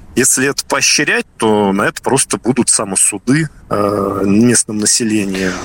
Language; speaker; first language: Russian; native; Russian